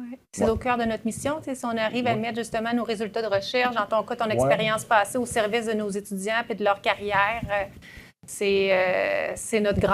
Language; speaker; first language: French; native; French